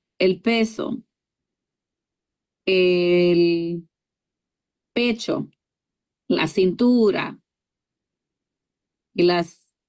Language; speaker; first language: Spanish; early bilingual, heritage; English